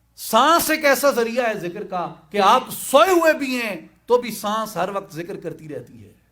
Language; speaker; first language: Urdu; non-native, local second language; Saraiki